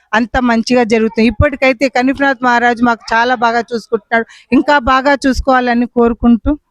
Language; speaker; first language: Telugu; non-native, local second language; Lambadi